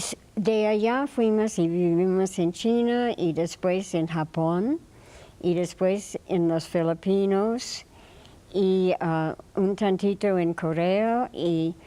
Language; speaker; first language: Spanish; non-native, fluent; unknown